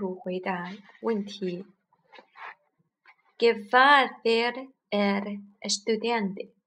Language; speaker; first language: Spanish; non-native, learner; Chinese